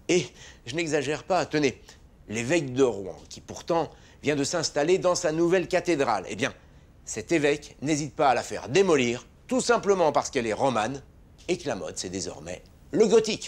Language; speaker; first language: French; native; French